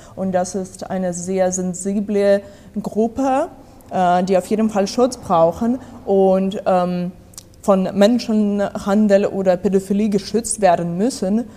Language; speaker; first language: German; non-native, fluent; Ukrainian